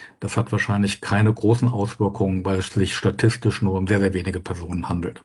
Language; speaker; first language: German; native; German